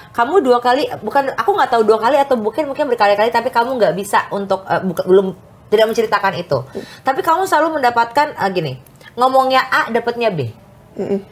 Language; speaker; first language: Indonesian; native; Indonesian